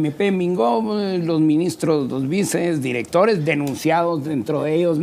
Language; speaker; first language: Spanish; native; Spanish